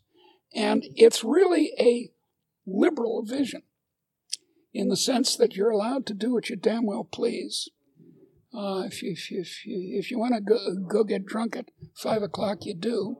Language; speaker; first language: English; native; English